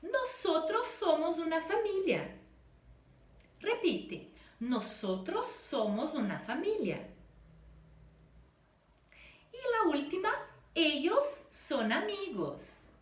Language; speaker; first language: Spanish; non-native, fluent; Portuguese